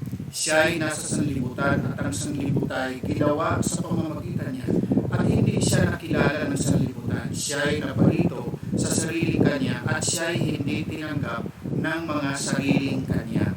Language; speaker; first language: Filipino; native; Filipino